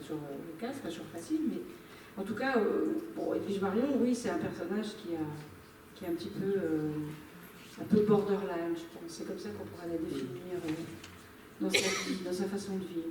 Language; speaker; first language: French; native; French